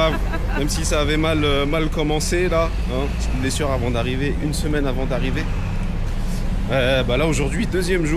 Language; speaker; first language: French; native; French